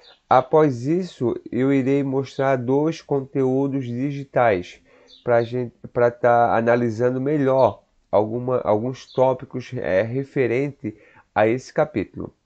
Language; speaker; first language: Portuguese; native; Portuguese